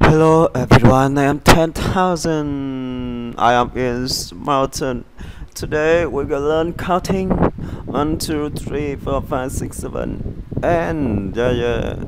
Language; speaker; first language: English; non-native, learner; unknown